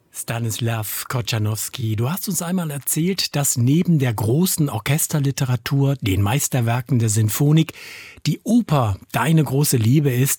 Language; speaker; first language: German; native; German